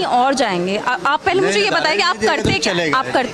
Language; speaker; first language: Hindi; native; Hindi